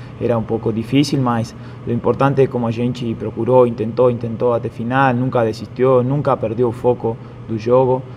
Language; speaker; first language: Portuguese; non-native, fluent; Spanish